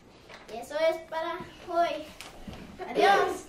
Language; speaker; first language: Spanish; non-native, learner; English